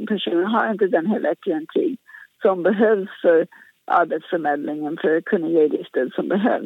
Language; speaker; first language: Swedish; non-native, fluent; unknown